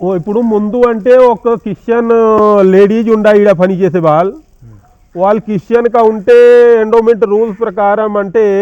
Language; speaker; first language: Telugu; non-native, local second language; Hindi